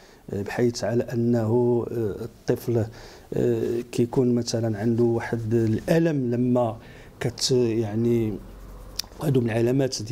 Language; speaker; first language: Arabic; native; Arabic